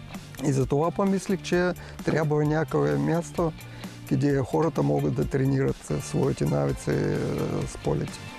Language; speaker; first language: Bulgarian; non-native, learner; Russian